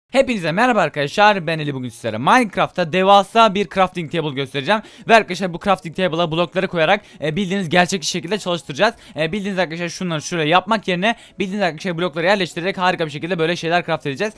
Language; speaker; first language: Turkish; native; Turkish